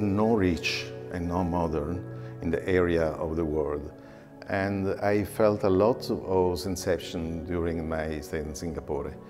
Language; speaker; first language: English; non-native, learner; Italian